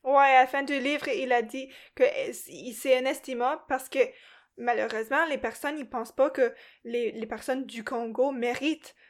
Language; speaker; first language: French; non-native, local second language; English